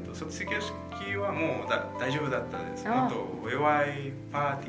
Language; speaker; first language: Japanese; non-native, learner; Spanish